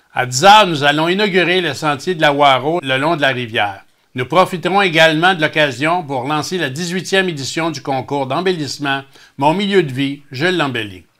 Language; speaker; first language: French; native; French